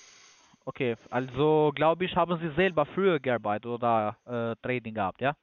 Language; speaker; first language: German; non-native, learner; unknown